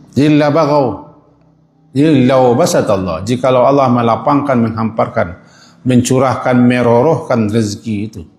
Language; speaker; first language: Malay; non-native, local second language; Minangkabau